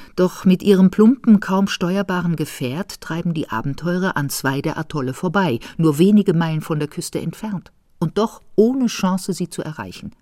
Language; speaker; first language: German; native; German